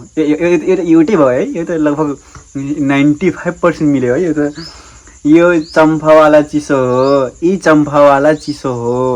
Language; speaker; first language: Nepali; non-native, local second language; Rana Tharu